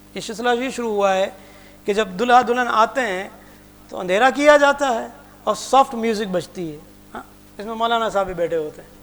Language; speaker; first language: Urdu; non-native, local second language; Punjabi